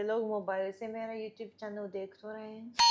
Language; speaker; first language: Hindi; non-native, fluent; Japanese